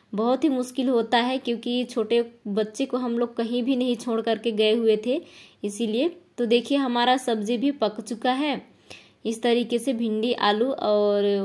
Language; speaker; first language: Hindi; native; Hindi